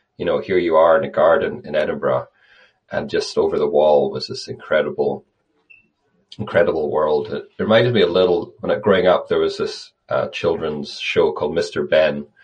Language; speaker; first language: English; native; English